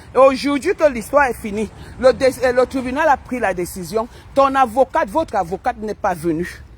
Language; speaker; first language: French; non-native, local second language; Basaa